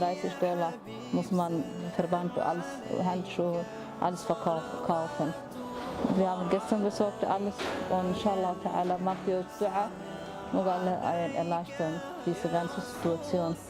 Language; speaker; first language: German; non-native, learner; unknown